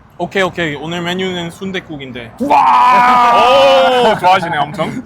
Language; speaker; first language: Korean; non-native, fluent; English